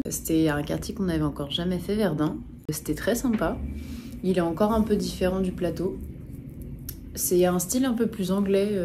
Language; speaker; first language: French; native; French